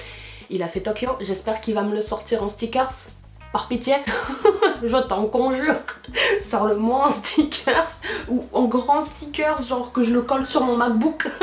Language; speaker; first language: French; native; French